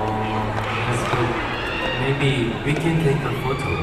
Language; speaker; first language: English; non-native, learner; Korean